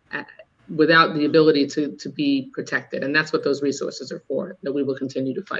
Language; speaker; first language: English; native; English